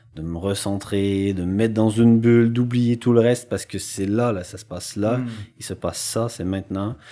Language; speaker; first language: French; native; French